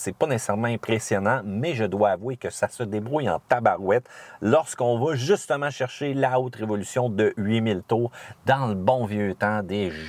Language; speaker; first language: French; native; French